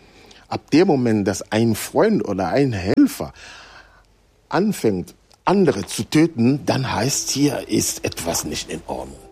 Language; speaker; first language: German; non-native, fluent; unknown